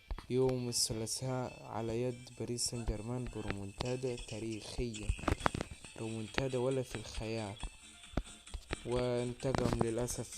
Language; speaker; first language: Arabic; native; Arabic